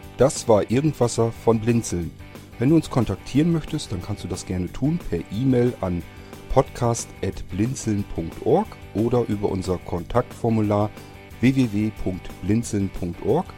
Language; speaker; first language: German; native; German